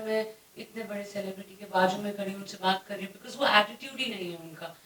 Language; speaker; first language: Hindi; native; Hindi